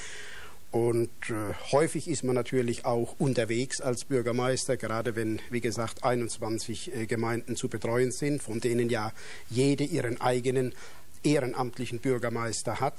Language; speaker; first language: German; native; German